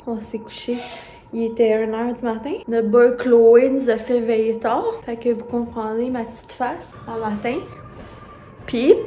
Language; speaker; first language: French; native; French